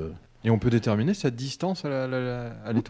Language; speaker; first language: French; native; French